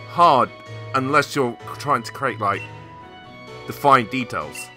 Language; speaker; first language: English; native; English